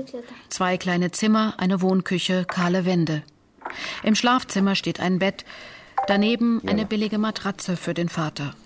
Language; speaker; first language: German; native; German